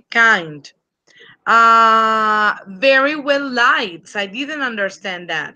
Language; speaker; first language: English; non-native, fluent; Spanish